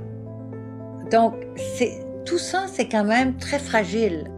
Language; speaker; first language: French; native; French